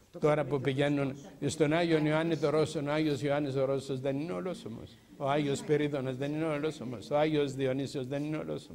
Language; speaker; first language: Greek; native; Greek